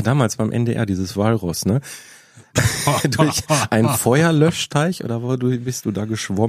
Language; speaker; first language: German; native; German